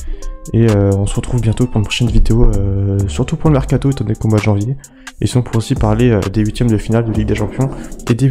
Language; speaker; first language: French; native; French